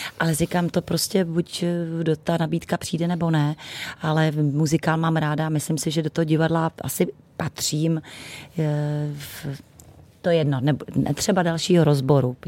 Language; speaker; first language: Czech; native; Czech